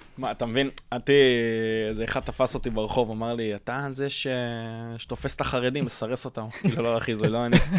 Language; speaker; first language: Hebrew; early bilingual, other home language; English